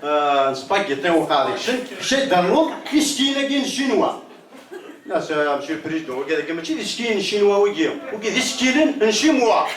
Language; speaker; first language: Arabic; non-native, local second language; Kabyle